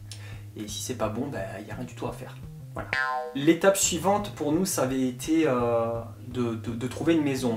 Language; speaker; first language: French; native; French